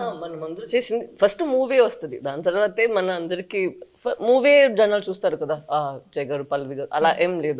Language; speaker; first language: Telugu; non-native, fluent; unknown